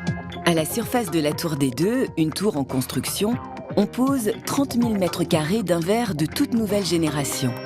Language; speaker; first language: French; native; French